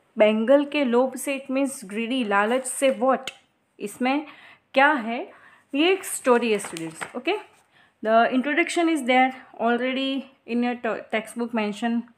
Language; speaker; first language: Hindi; non-native, local second language; Gujarati